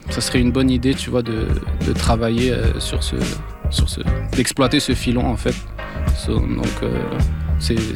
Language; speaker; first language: French; non-native, local second language; Arabic